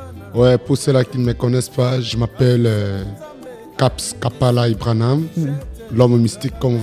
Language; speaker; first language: French; non-native, local second language; Lingala